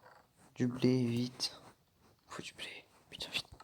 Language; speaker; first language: French; native; French